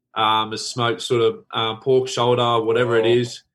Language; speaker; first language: English; native; English